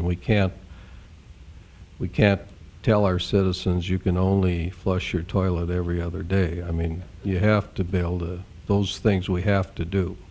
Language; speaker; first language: English; native; English